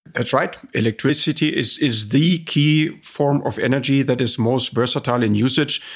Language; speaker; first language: English; non-native, fluent; German